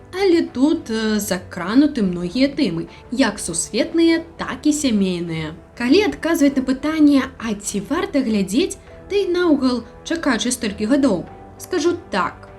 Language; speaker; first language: Belarusian; non-native, local second language; Russian